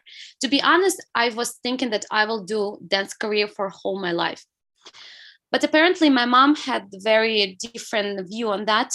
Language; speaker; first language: English; non-native, fluent; Russian